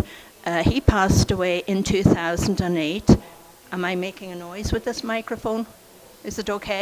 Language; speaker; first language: English; native; English